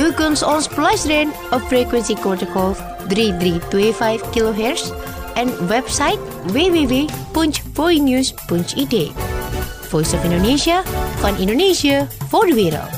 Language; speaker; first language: Dutch; non-native, fluent; Indonesian